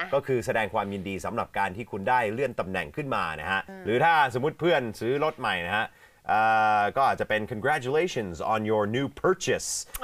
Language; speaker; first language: Thai; native; Thai